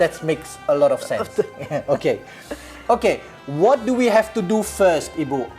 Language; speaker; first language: English; non-native, fluent; Indonesian